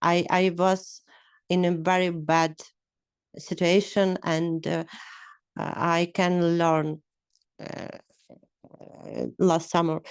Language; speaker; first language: English; non-native, learner; Ukrainian